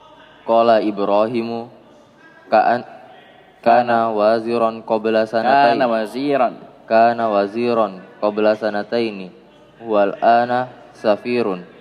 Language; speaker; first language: Arabic; non-native, learner; Indonesian